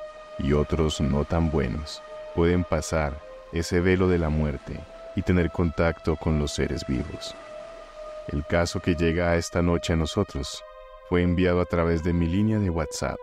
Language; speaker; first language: Spanish; native; Spanish